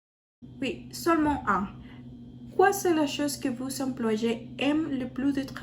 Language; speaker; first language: French; non-native, learner; Spanish